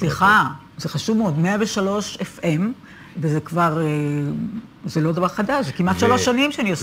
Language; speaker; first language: Hebrew; native; Hebrew